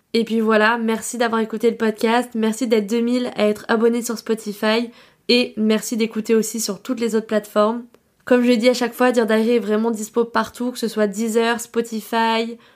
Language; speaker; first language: French; native; French